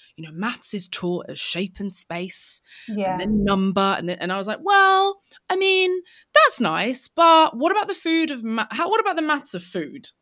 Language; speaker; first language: English; native; English